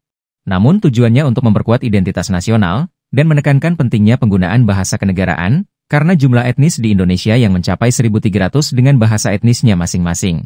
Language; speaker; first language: Indonesian; native; Indonesian